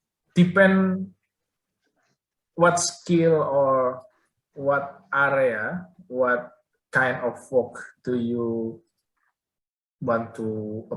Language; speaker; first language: English; non-native, learner; Indonesian